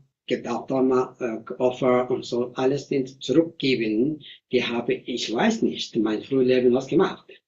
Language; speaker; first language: German; non-native, fluent; Tibetan